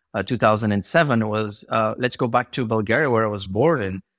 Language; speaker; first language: English; non-native, fluent; Bulgarian